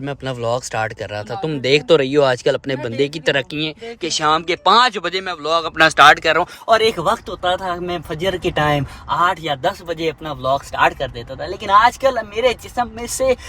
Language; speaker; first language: Hindi; non-native, local second language; Punjabi